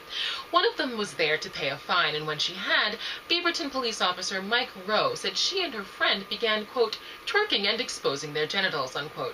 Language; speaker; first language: English; native; English